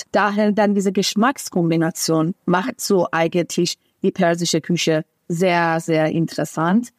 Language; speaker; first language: German; non-native, fluent; Persian